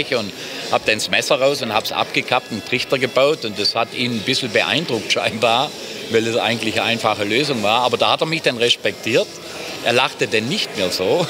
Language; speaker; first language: German; native; German